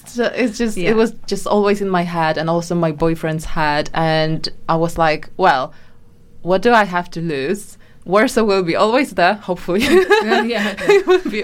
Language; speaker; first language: English; non-native, fluent; Polish